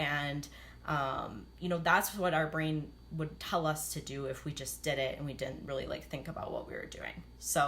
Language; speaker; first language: English; native; English